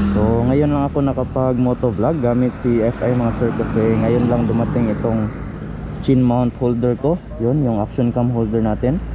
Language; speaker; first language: Filipino; non-native, local second language; Cebuano